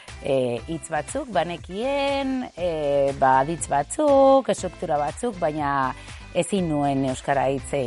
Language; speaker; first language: Basque; non-native, local second language; Spanish